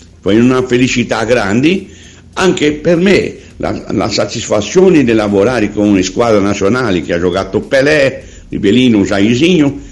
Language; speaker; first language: Italian; non-native, learner; Portuguese